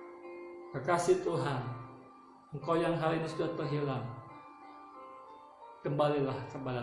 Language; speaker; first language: Indonesian; native; Indonesian